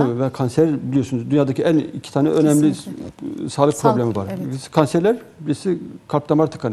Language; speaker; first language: Turkish; native; Turkish